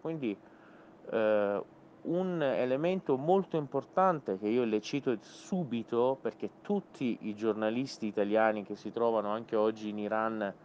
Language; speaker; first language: Italian; non-native, fluent; Persian